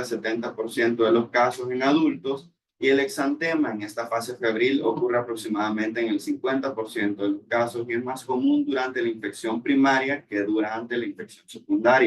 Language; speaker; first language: Spanish; native; Spanish